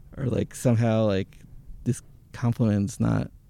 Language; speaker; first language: English; early bilingual, other home language; Hebrew